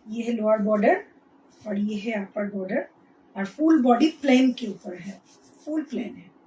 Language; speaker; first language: Hindi; non-native, local second language; Bangla